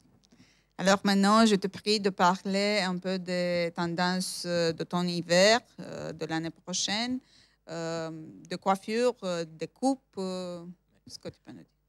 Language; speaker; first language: French; non-native, fluent; Romanian